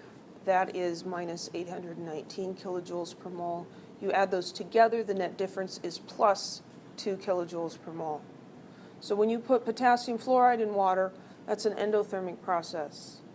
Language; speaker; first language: English; native; English